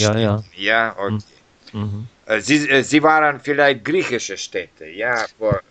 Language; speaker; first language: German; non-native, learner; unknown